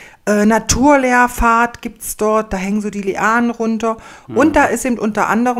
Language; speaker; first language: German; native; German